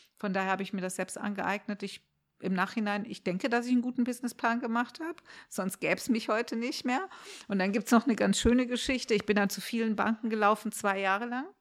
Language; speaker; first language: German; early bilingual, heritage; German